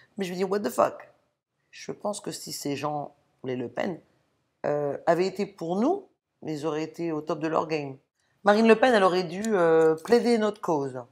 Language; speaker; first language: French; native; French